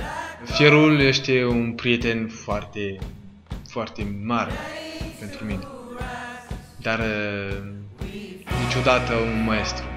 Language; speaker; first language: Romanian; non-native, learner; French